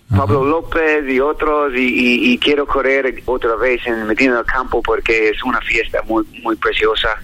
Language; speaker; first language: Spanish; non-native, learner; English